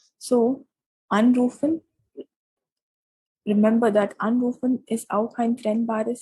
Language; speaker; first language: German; non-native, fluent; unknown